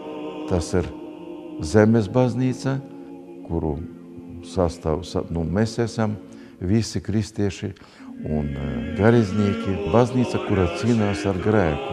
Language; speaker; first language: Latvian; non-native, local second language; Russian